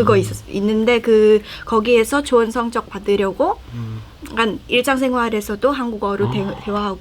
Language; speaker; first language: Korean; non-native, fluent; Khmer